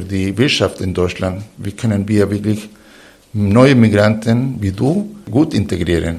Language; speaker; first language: German; non-native, fluent; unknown